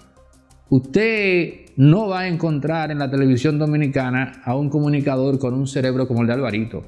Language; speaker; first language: Spanish; native; Spanish